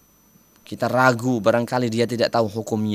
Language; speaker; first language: Indonesian; native; Indonesian